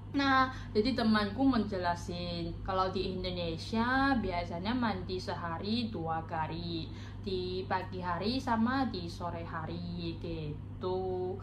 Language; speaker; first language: Indonesian; non-native, learner; Chinese